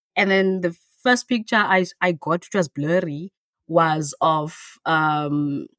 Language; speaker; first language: English; non-native, local second language; Xhosa